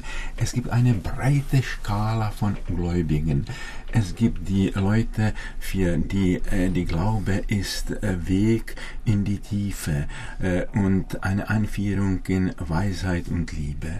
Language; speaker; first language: German; non-native, fluent; Czech